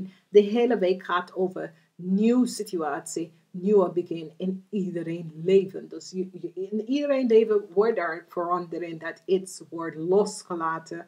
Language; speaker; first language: Dutch; non-native, fluent; English